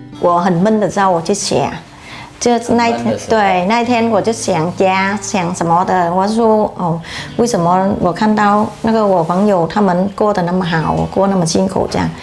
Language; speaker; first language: Chinese; non-native, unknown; Vietnamese